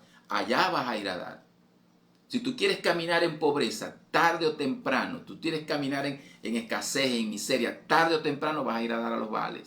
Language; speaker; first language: Spanish; native; Spanish